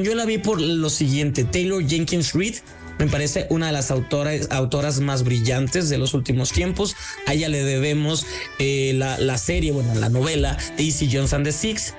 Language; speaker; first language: Spanish; native; Spanish